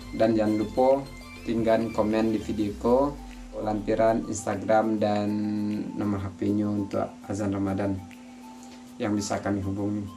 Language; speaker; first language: Indonesian; non-native, local second language; Minangkabau